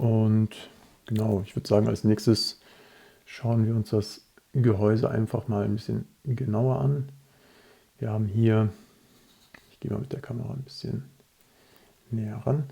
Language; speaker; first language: German; native; German